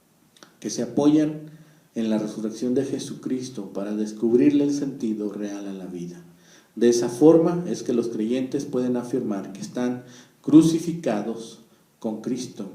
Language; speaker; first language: Spanish; native; Spanish